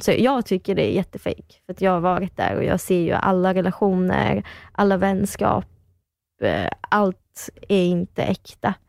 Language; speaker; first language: Swedish; early bilingual, other home language; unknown